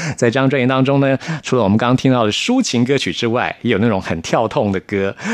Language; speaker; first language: Chinese; native; Chinese